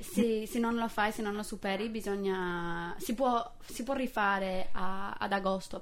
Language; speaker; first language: Italian; non-native, fluent; English